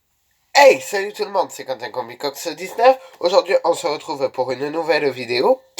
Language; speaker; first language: French; native; French